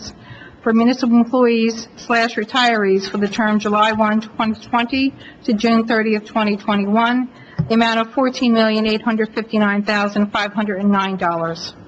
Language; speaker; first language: English; native; English